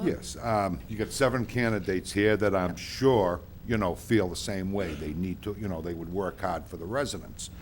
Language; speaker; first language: English; native; English